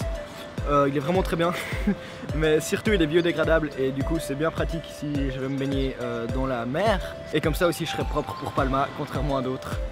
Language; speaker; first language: French; native; French